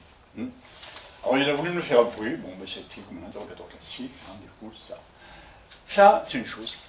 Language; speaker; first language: French; native; French